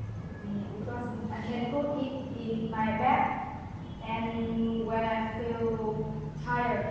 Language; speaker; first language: English; non-native, learner; Vietnamese